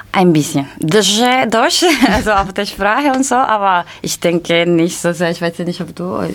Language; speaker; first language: German; non-native, learner; Spanish